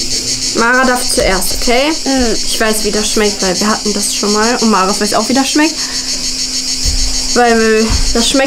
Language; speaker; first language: German; native; German